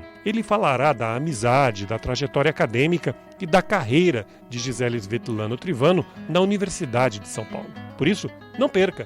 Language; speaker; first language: Portuguese; native; Portuguese